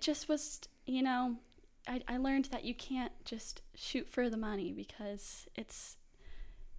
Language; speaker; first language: English; native; English